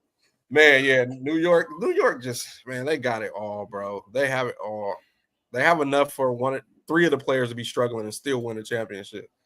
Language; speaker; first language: English; native; English